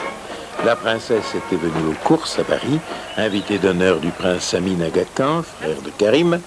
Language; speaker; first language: French; early bilingual, other home language; Russian